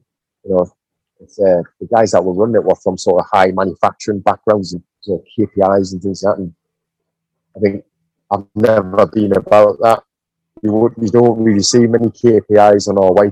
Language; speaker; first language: English; native; English